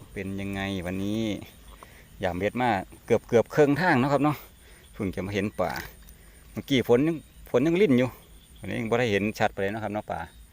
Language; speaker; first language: Thai; native; Thai